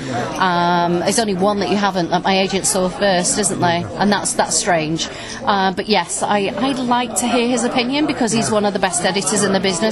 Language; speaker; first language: English; native; English